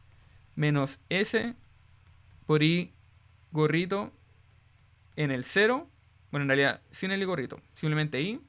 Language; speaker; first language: Spanish; native; Spanish